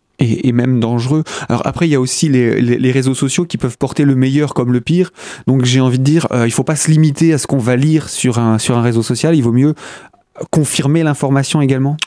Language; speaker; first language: French; native; French